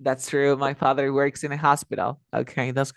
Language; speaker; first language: English; non-native, fluent; Spanish